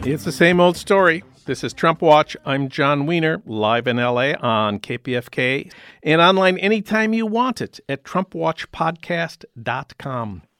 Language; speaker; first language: English; native; English